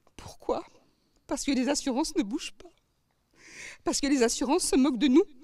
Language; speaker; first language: French; native; French